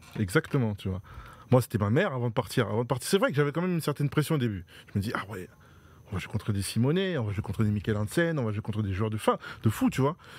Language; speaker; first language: French; native; French